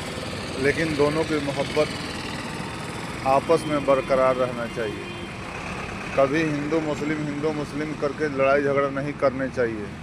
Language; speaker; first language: Hindi; non-native, local second language; Maithili